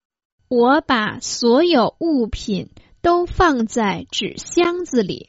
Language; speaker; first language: Chinese; non-native, fluent; Croatian